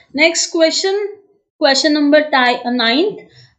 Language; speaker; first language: Hindi; native; Hindi